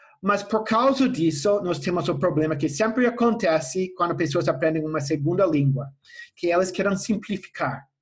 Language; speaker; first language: Portuguese; non-native, fluent; English